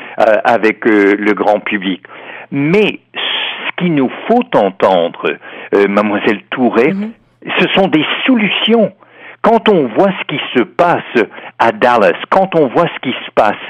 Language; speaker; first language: French; non-native, fluent; English